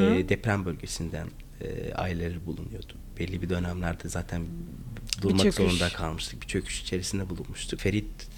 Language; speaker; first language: Turkish; non-native, fluent; Arabic